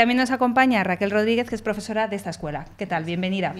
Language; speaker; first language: Spanish; native; Spanish